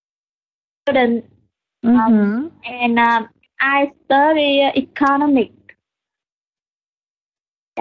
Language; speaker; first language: English; non-native, learner; Vietnamese